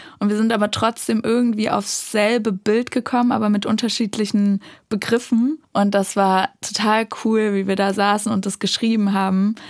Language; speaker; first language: German; native; German